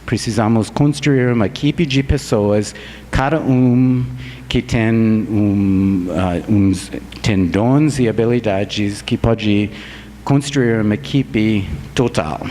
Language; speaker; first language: Portuguese; non-native, fluent; English